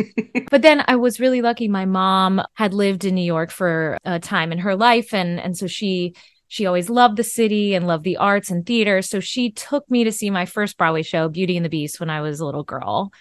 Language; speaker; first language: English; native; English